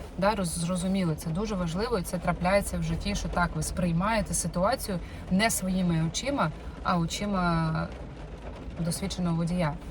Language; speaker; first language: Ukrainian; non-native, local second language; Russian